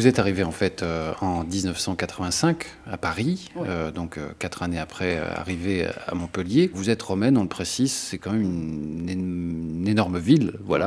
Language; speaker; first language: French; native; French